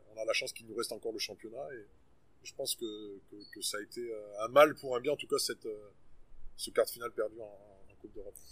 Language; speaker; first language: French; native; French